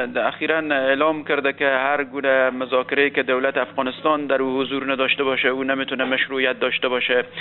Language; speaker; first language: Persian; native; Persian